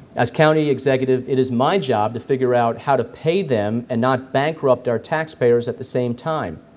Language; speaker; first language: English; native; English